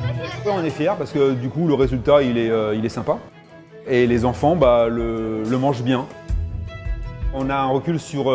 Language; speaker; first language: French; native; French